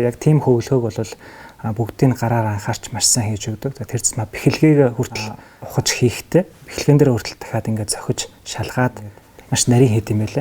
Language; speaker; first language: Mongolian; native; Mongolian